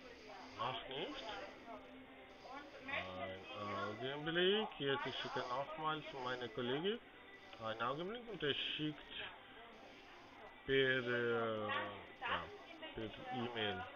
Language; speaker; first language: German; non-native, fluent; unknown